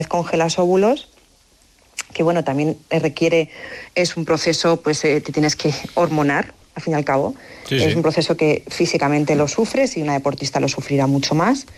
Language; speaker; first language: Spanish; native; Spanish